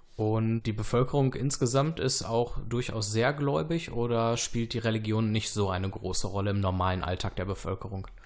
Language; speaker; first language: German; native; German